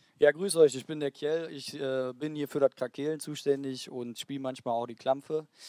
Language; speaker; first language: German; native; German